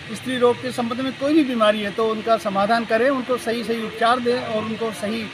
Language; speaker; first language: Hindi; native; Hindi